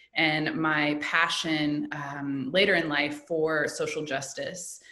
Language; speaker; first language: English; native; English